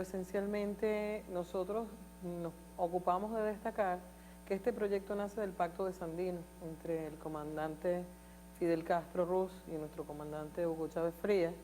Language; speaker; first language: Spanish; native; Spanish